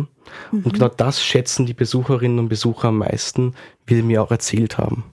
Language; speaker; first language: German; native; German